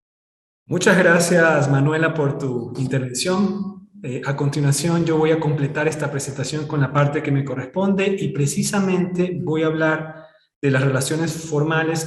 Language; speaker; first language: Spanish; native; Spanish